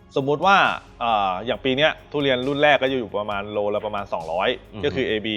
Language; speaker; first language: Thai; native; Thai